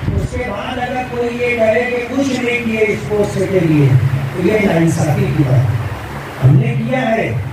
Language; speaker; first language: Urdu; native; Urdu